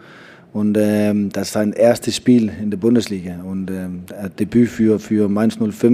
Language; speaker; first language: German; non-native, fluent; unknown